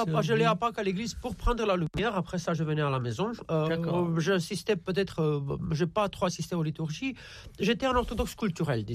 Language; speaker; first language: French; non-native, fluent; Romanian